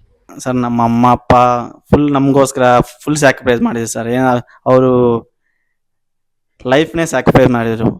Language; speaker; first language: Kannada; non-native, local second language; Telugu